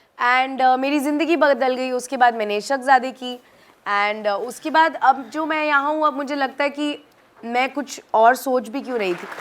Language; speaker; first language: Hindi; native; Hindi